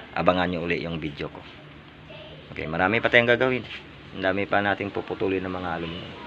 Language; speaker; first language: Filipino; non-native, fluent; Hiligaynon